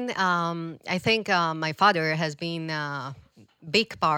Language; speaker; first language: English; non-native, fluent; Spanish